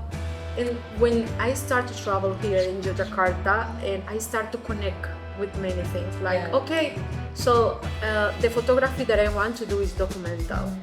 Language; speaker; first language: English; non-native, fluent; Spanish